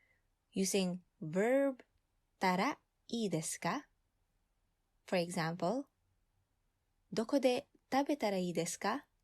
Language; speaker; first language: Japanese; non-native, fluent; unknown